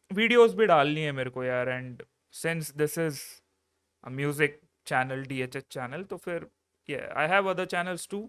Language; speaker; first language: Hindi; non-native, local second language; Malayalam